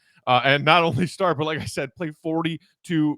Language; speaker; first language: English; native; English